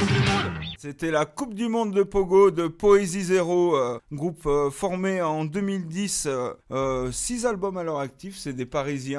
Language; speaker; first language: French; native; French